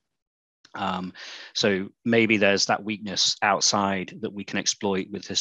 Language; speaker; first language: English; native; English